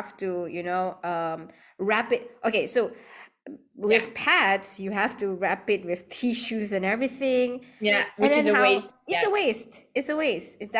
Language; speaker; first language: English; non-native, local second language; Malay